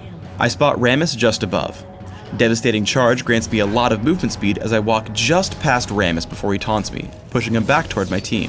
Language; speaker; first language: English; native; English